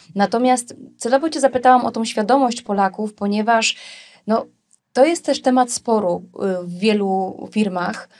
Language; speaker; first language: Polish; native; Polish